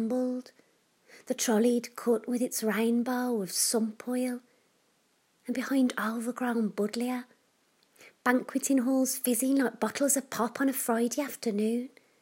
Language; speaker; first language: English; native; English